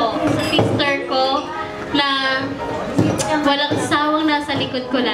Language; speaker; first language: Filipino; native; Filipino